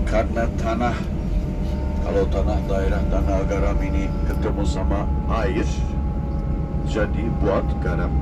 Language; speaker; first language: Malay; non-native, fluent; Turkish